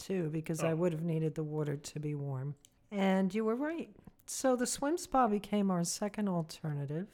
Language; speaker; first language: English; native; English